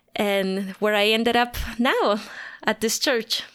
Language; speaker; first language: English; non-native, fluent; Spanish